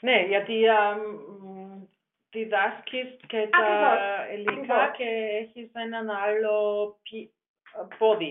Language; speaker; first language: Greek; non-native, learner; German